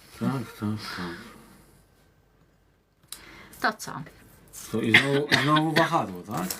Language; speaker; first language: Polish; native; Polish